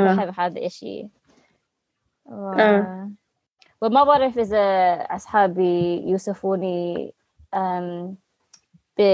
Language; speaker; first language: Arabic; non-native, learner; English